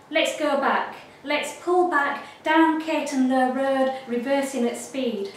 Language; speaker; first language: English; native; English